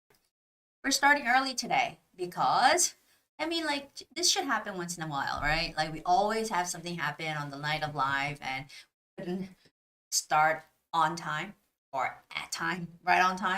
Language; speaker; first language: English; non-native, fluent; Korean